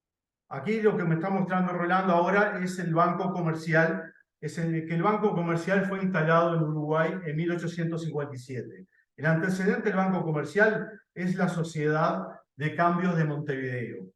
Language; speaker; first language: Spanish; native; Spanish